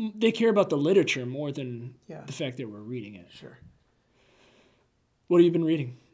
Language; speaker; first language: English; native; English